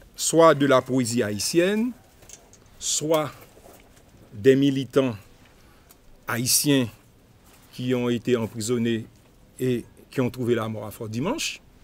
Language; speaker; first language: French; non-native, local second language; Haitian Creole